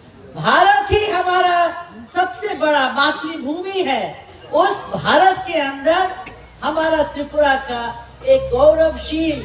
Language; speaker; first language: Hindi; non-native, local second language; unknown